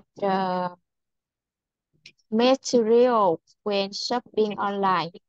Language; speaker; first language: English; non-native, learner; Vietnamese